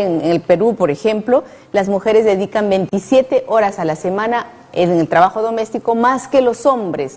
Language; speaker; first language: Spanish; native; Spanish